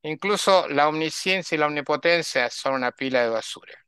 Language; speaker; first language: Spanish; native; Spanish